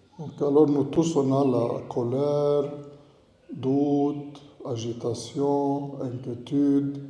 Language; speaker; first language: French; non-native, learner; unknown